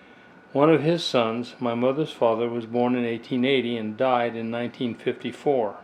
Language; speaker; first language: English; native; English